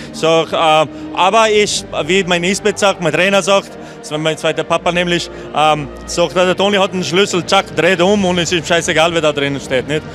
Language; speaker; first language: German; non-native, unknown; Albanian